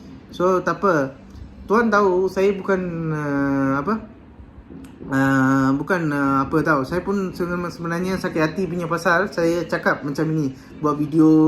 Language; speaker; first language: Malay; non-native, local second language; Tamil